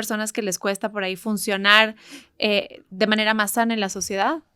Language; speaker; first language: Spanish; native; Spanish